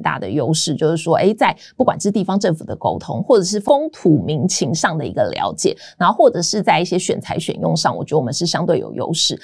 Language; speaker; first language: Chinese; native; Chinese